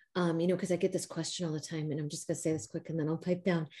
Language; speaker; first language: English; native; English